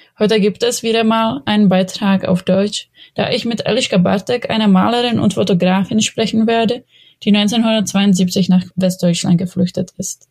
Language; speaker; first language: German; non-native, fluent; Czech